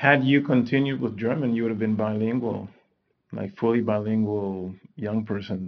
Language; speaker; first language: English; non-native, fluent; Spanish